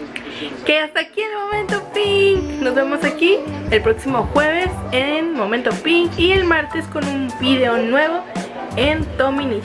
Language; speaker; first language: Spanish; native; Spanish